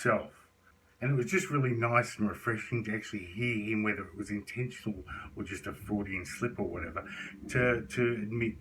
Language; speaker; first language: English; native; English